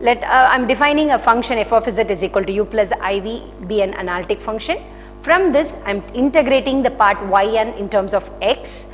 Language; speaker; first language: English; non-native, local second language; Tamil